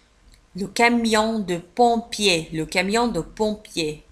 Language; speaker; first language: French; non-native, local second language; Arabic